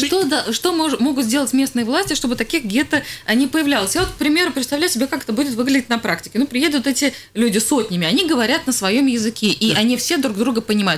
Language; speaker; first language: Russian; native; Russian